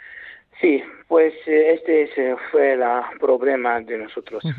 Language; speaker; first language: Spanish; non-native, learner; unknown